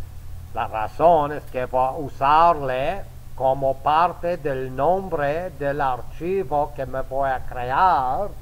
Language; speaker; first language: Spanish; non-native, fluent; English